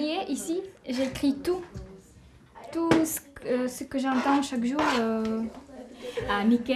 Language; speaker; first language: French; non-native, fluent; Czech